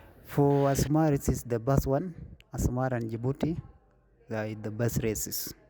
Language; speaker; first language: English; non-native, learner; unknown